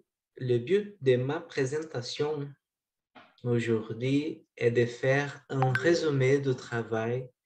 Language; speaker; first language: French; non-native, learner; Portuguese